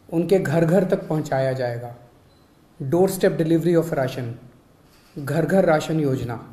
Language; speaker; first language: Hindi; native; Hindi